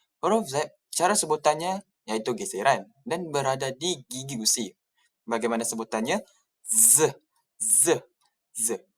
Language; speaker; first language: Malay; native; Malay